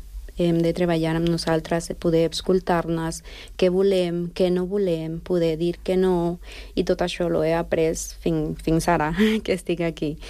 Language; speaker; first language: Catalan; non-native, fluent; Spanish